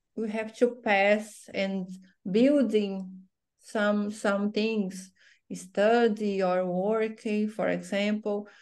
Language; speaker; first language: English; non-native, learner; Portuguese